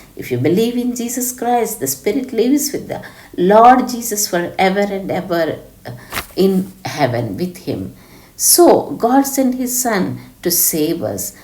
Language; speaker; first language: English; non-native, local second language; Telugu